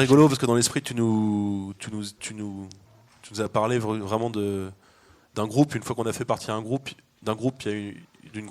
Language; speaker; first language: French; native; French